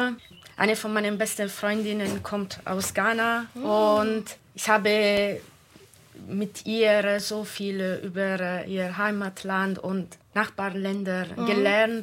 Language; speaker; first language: German; non-native, fluent; Italian